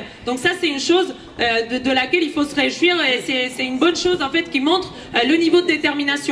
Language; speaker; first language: French; native; French